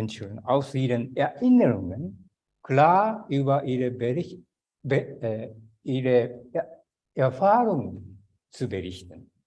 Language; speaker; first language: German; non-native, fluent; Japanese